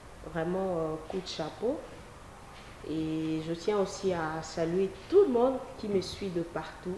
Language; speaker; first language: French; non-native, local second language; Lingala